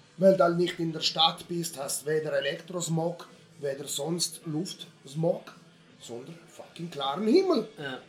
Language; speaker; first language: German; native; German